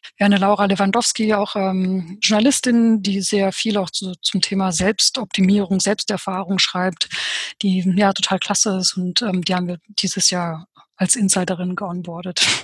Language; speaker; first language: German; early bilingual, other home language; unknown